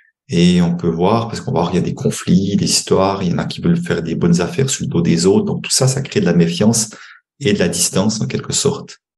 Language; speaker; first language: French; native; French